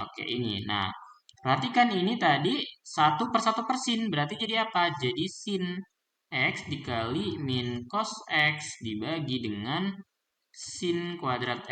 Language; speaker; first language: Indonesian; native; Indonesian